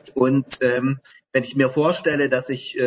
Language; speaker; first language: German; native; German